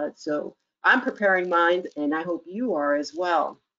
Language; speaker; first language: English; native; English